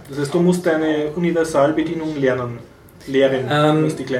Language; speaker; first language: German; native; German